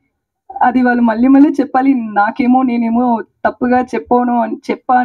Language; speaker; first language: Telugu; non-native, learner; Tamil